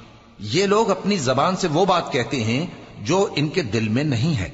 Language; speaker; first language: Urdu; native; Urdu